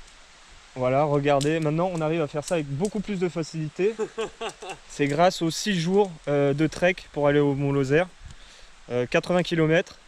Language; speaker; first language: French; native; French